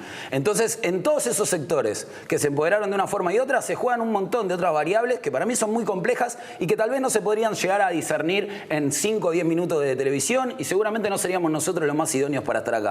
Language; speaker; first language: Spanish; native; Spanish